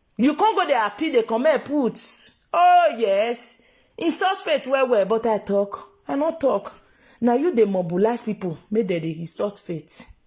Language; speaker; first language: Nigerian Pidgin; non-native, local second language; Yoruba